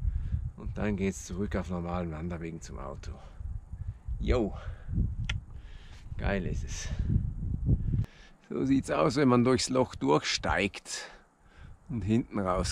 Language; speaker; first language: German; native; German